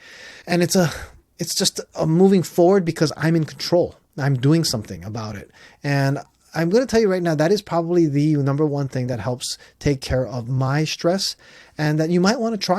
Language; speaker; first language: English; native; English